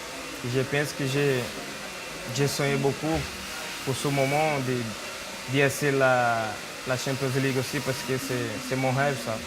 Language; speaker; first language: French; non-native, learner; Portuguese